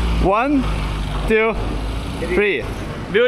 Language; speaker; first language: English; non-native, learner; Lithuanian